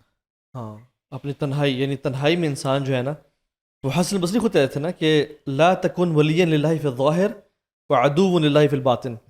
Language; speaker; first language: Urdu; native; Urdu